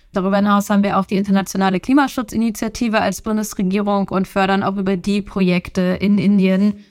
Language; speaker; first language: German; native; German